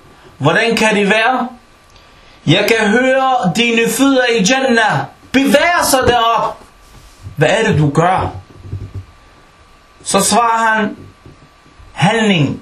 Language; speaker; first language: Danish; early bilingual, other home language; Arabic